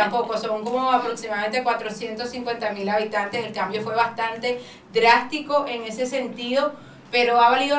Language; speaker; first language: Spanish; native; Spanish